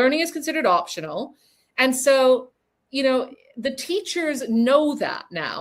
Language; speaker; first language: English; native; English